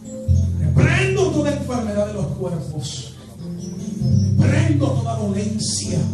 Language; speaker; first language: Spanish; native; Spanish